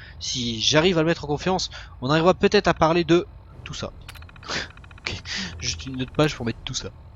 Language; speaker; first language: French; native; French